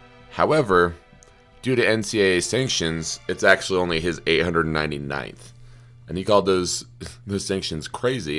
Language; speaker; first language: English; native; English